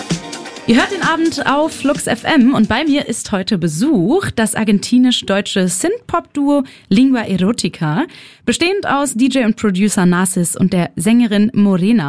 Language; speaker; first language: German; native; German